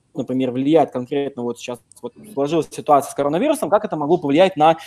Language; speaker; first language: Russian; native; Russian